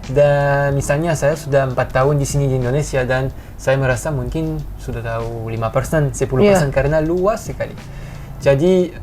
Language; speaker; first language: Indonesian; non-native, fluent; French